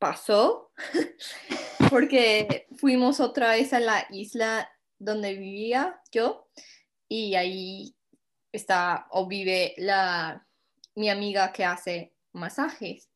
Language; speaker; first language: Spanish; non-native, fluent; English